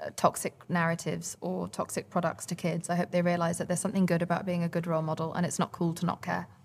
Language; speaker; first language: English; native; English